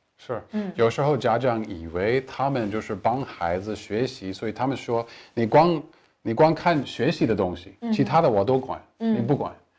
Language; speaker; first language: Chinese; non-native, fluent; English